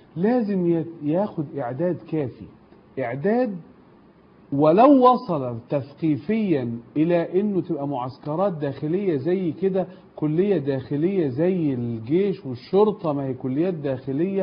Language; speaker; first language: Arabic; native; Arabic